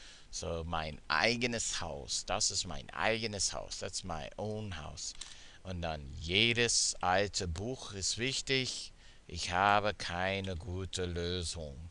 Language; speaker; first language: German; non-native, fluent; English